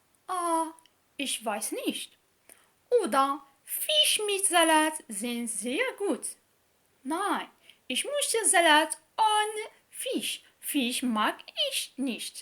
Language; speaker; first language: German; non-native, learner; Arabic